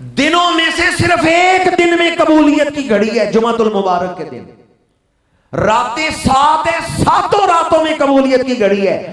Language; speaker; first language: Urdu; non-native, local second language; Punjabi